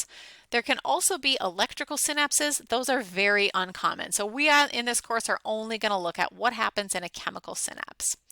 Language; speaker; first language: English; native; English